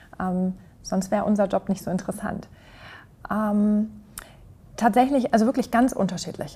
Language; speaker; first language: German; native; German